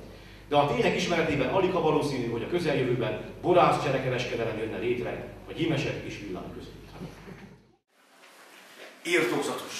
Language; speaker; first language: Hungarian; native; Hungarian